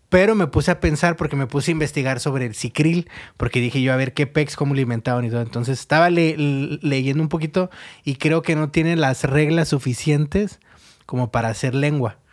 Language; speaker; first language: Spanish; native; Spanish